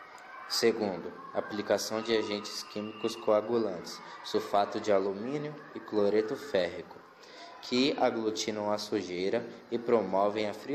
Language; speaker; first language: Portuguese; native; Portuguese